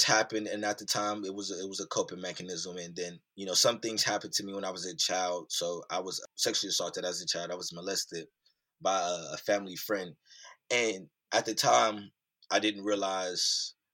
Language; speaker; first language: English; native; English